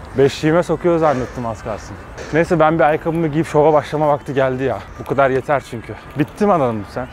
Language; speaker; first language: Turkish; native; Turkish